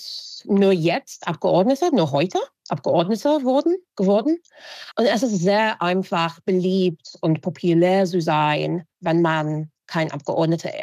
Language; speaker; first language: German; non-native, fluent; English